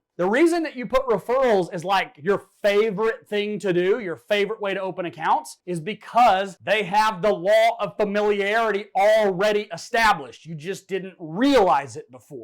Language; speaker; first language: English; native; English